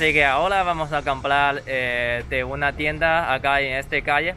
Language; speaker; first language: Spanish; non-native, learner; Chinese